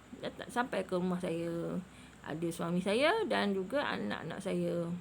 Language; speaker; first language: Malay; native; Malay